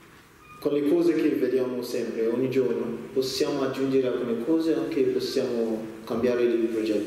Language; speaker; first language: Italian; non-native, learner; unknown